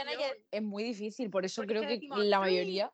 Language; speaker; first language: Spanish; native; Spanish